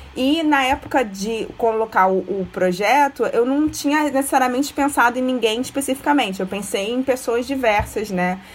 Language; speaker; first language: Portuguese; native; Portuguese